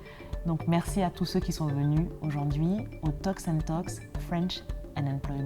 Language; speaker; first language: French; native; French